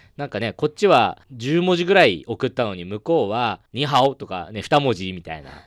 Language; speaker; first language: Japanese; non-native, fluent; Chinese